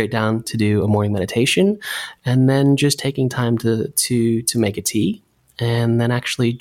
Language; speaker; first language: English; native; English